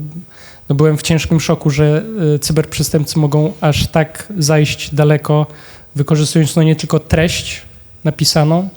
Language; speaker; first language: Polish; native; Polish